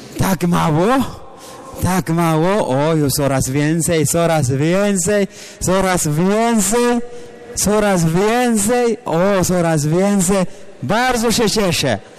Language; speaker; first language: Polish; non-native, learner; Amharic